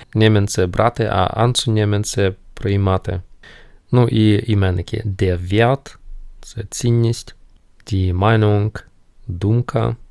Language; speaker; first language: Ukrainian; non-native, local second language; Russian